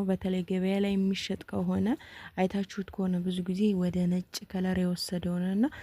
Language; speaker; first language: Amharic; native; Amharic